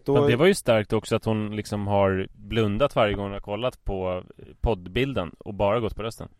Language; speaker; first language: Swedish; native; Swedish